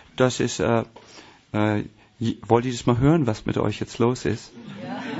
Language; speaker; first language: German; native; German